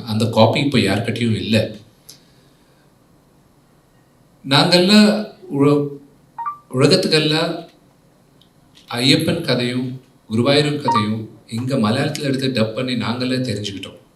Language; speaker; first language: Tamil; non-native, local second language; Telugu